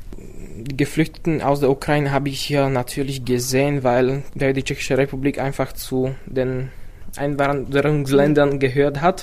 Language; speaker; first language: German; non-native, fluent; Slovak